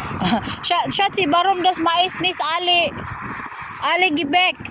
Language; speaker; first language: German; non-native, learner; Filipino